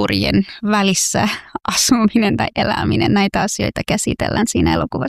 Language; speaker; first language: Finnish; non-native, fluent; Persian